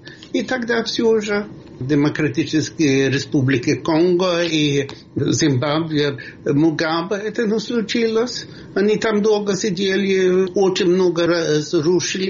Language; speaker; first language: Russian; non-native, fluent; Swedish